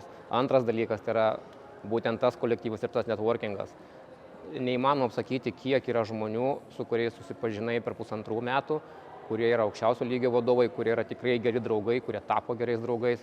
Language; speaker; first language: Lithuanian; native; Lithuanian